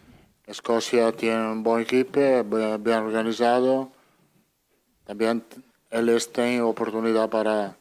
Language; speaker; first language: Portuguese; non-native, fluent; Italian